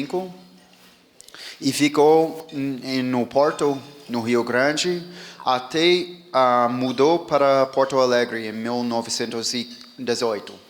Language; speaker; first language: Portuguese; non-native, fluent; English